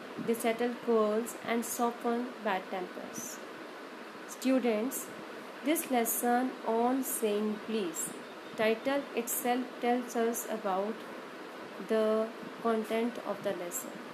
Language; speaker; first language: English; non-native, local second language; Punjabi